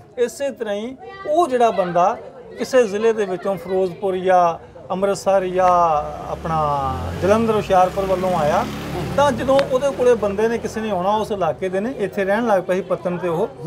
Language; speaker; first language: Punjabi; native; Punjabi